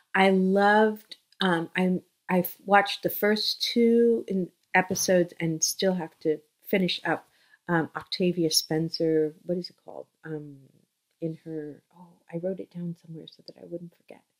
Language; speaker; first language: English; native; English